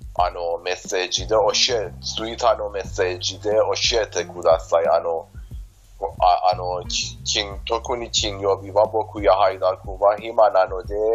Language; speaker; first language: Japanese; non-native, fluent; Persian